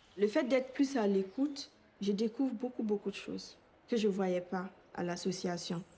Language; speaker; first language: French; native; French